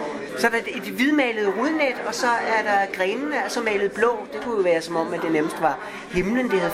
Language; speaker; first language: Danish; native; Danish